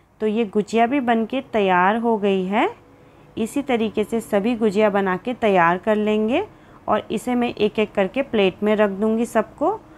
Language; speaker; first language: Hindi; native; Hindi